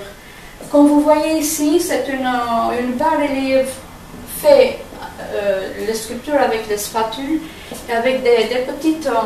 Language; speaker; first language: French; non-native, fluent; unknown